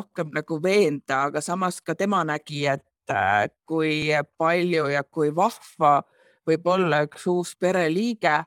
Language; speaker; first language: Estonian; native; Estonian